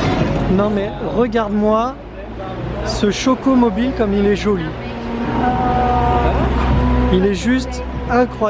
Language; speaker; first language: French; native; French